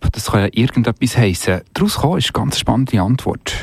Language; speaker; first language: German; native; German